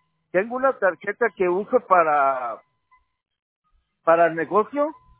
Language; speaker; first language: Spanish; native; Spanish